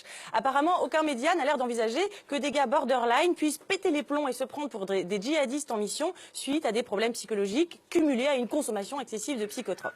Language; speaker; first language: French; native; French